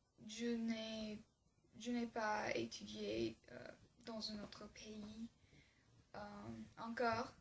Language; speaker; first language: French; non-native, learner; English